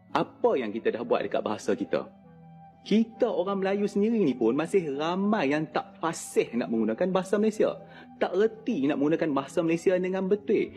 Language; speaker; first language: Malay; native; Malay